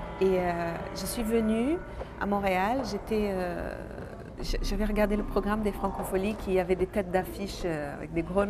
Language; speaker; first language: French; non-native, fluent; Portuguese